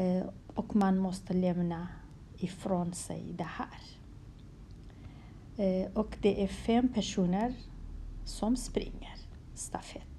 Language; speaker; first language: Swedish; non-native, fluent; Kurdish